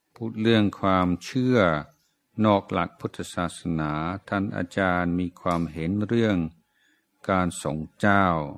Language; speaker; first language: Thai; non-native, fluent; English